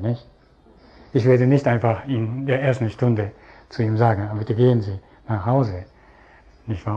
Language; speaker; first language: German; non-native, fluent; Japanese